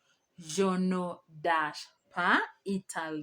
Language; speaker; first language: French; non-native, fluent; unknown